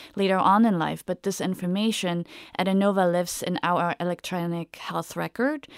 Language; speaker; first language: English; non-native, fluent; German